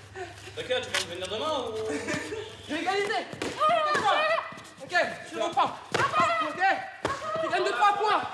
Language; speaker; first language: French; native; French